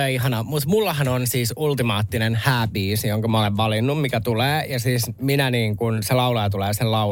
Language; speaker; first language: Finnish; native; Finnish